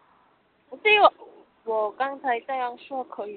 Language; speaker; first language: Chinese; non-native, learner; Korean